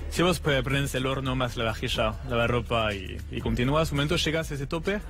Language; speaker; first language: Spanish; non-native, fluent; French